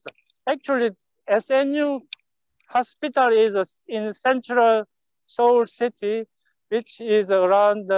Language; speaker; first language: English; non-native, fluent; Korean